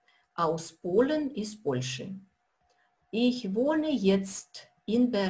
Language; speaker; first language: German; non-native, fluent; Russian